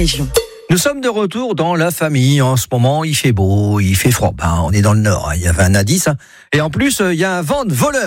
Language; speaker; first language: French; native; French